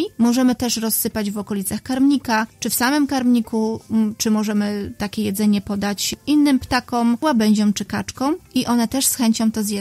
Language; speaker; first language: Polish; native; Polish